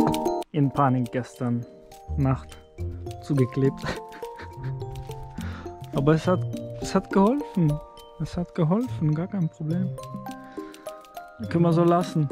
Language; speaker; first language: German; native; German